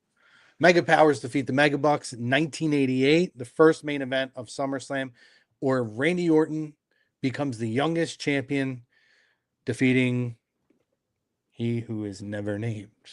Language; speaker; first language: English; native; English